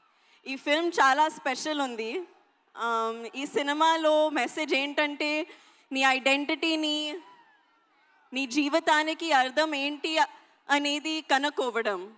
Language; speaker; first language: Telugu; non-native, learner; Hindi